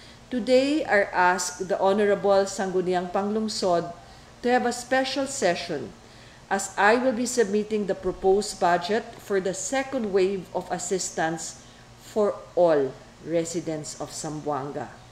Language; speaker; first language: English; non-native, local second language; Chavacano